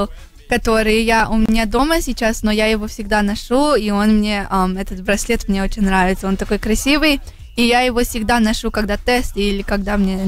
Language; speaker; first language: Russian; early bilingual, heritage; Russian